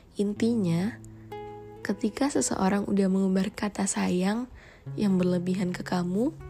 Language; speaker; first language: Indonesian; native; Indonesian